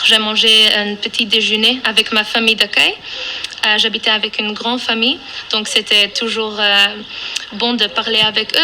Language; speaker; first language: French; non-native, fluent; Dutch